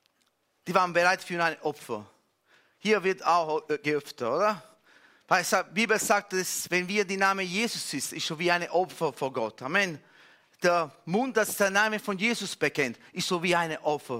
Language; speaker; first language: German; non-native, fluent; Italian